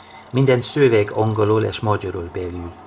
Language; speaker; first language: Hungarian; non-native, learner; English